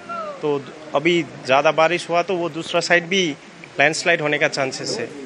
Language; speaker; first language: Hindi; non-native, local second language; Nepali